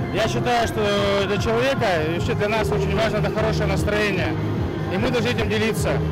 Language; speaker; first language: Russian; native; Russian